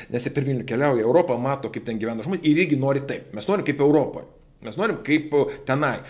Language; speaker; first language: Lithuanian; non-native, local second language; Russian